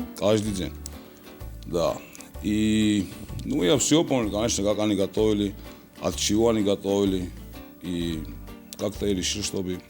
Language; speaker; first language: Russian; non-native, local second language; Georgian